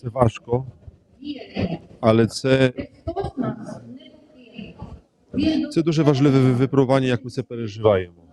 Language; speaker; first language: Ukrainian; non-native, fluent; Polish